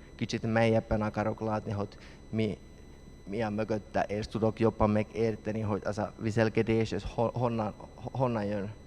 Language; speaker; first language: Hungarian; non-native, learner; Finnish